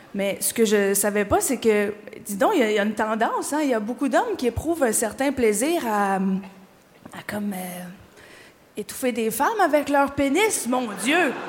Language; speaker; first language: French; native; French